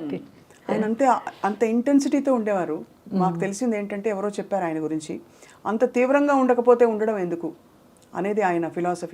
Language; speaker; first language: Telugu; native; Telugu